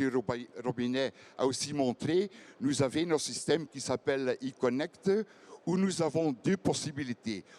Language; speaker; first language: French; non-native, fluent; Dutch